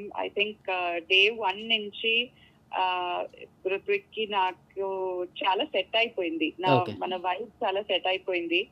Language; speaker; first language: Telugu; non-native, fluent; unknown